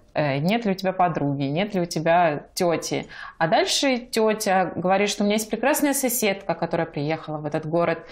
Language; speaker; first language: Russian; native; Russian